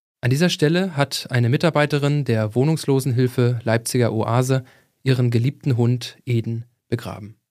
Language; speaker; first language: German; native; German